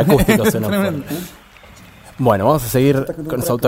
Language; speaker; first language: Spanish; native; Spanish